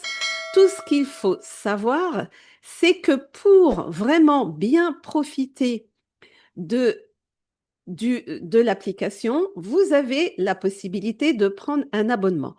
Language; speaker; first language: French; native; French